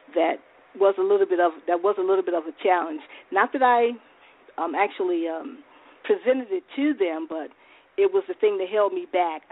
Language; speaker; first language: English; native; English